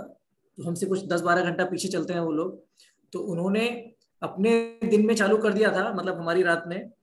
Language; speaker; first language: Hindi; native; Hindi